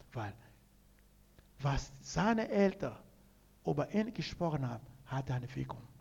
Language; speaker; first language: German; non-native, learner; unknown